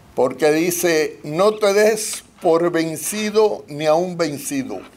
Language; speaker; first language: Spanish; native; Spanish